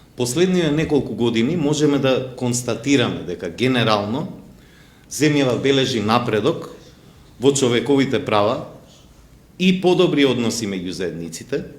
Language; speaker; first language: Macedonian; non-native, local second language; Albanian